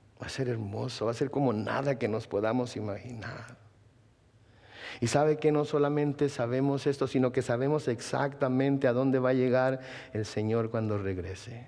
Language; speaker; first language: Spanish; native; Spanish